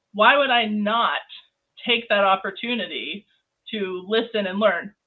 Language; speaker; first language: English; native; English